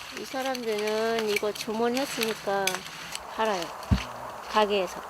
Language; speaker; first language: Korean; non-native, learner; Vietnamese